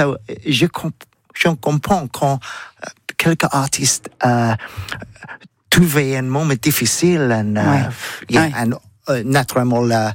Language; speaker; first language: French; non-native, learner; English